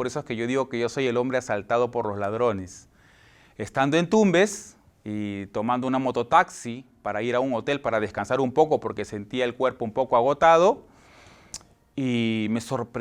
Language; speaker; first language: Spanish; native; Spanish